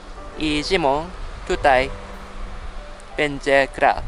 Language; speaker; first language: Polish; early bilingual, heritage; Polish